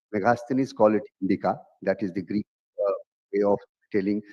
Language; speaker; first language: English; non-native, local second language; Bhojpuri